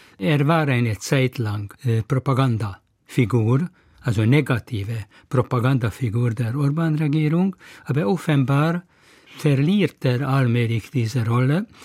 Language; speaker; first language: German; non-native, fluent; Hungarian